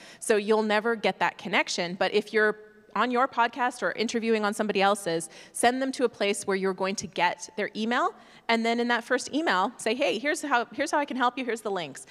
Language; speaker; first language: English; native; English